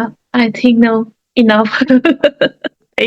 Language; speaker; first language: English; non-native, learner; Indonesian